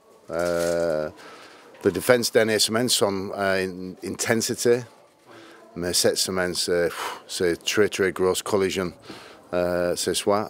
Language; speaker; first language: French; non-native, learner; English